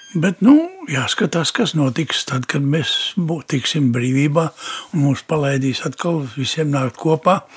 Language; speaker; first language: Latvian; native; Latvian